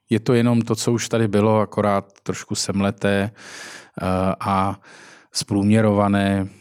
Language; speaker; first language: Czech; native; Czech